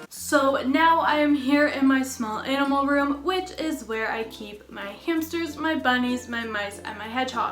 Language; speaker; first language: English; native; English